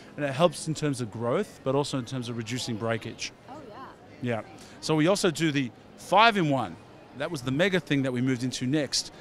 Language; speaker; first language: English; native; English